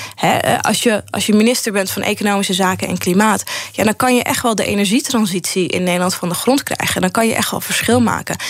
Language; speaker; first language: Dutch; early bilingual, other home language; Arabic